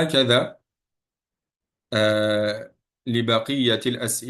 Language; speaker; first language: Arabic; non-native, fluent; French